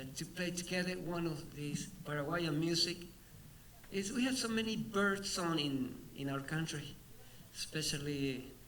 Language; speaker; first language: English; non-native, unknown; Spanish